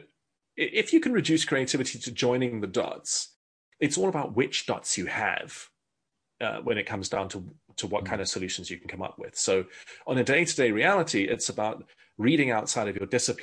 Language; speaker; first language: English; native; English